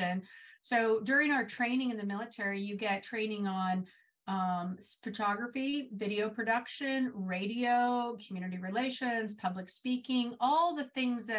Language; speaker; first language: English; native; English